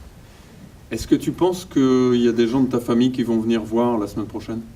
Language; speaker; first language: French; native; French